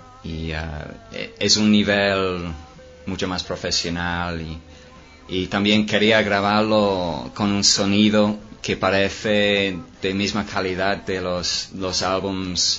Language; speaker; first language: Spanish; non-native, fluent; English